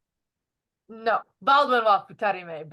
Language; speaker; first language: Japanese; non-native, learner; English